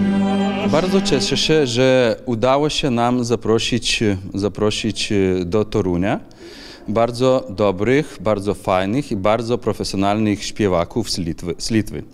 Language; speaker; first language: Polish; non-native, fluent; Lithuanian